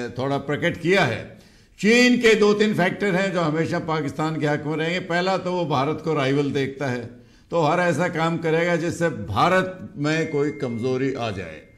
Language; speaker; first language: Hindi; native; Hindi